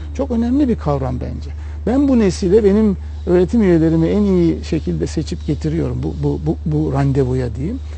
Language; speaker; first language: Turkish; native; Turkish